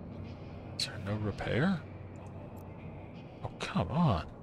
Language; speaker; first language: English; native; English